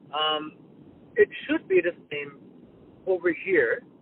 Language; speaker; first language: English; non-native, fluent; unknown